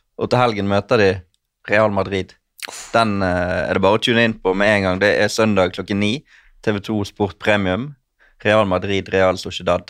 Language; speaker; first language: Norwegian; native; Norwegian